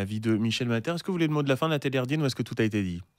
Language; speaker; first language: French; native; French